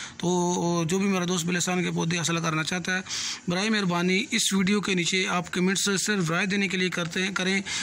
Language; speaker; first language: Hindi; non-native, local second language; Punjabi